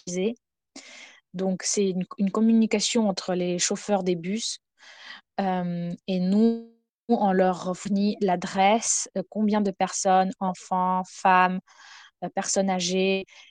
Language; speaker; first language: French; non-native, fluent; Ukrainian